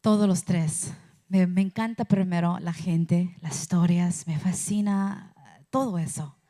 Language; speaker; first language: Spanish; early bilingual, heritage; Spanish